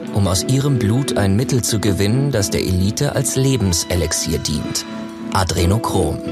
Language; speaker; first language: German; native; German